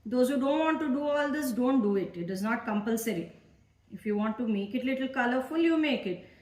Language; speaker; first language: English; non-native, local second language; Kannada